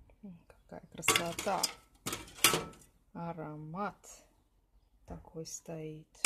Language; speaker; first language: Russian; native; Russian